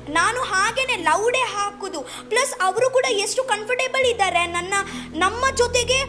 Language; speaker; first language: Kannada; non-native, local second language; Tulu